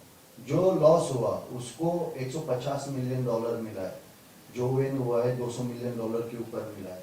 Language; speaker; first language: Hindi; non-native, fluent; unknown